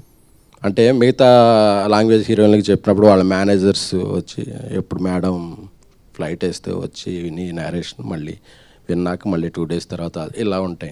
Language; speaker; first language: Telugu; native; Telugu